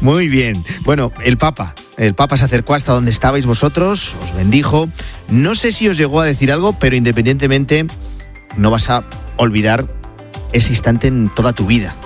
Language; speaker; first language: Spanish; native; Spanish